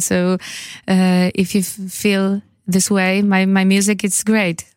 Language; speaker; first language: English; non-native, learner; Polish